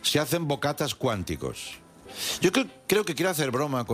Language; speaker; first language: Spanish; native; Spanish